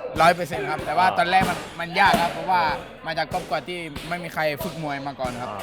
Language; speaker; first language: Thai; non-native, fluent; Spanish